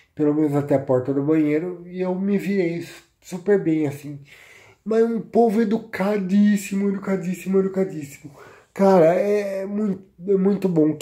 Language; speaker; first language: Portuguese; native; Portuguese